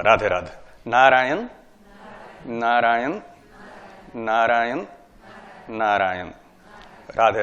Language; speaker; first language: Russian; non-native, learner; Hindi